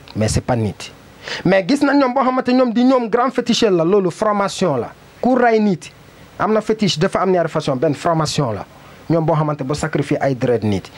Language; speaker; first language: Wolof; non-native, learner; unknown